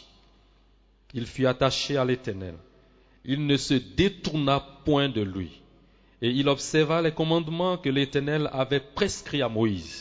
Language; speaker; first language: French; non-native, local second language; Swahili